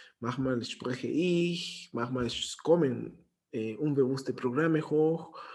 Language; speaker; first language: German; non-native, fluent; Spanish